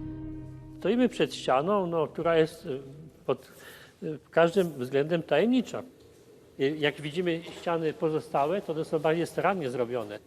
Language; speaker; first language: Polish; native; Polish